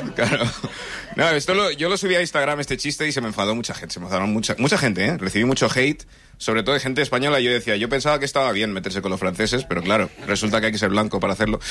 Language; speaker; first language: Spanish; early bilingual, other home language; English